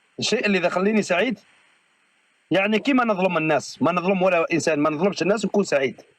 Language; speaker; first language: Arabic; native; Arabic